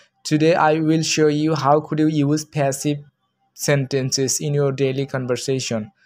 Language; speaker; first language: English; non-native, local second language; Bangla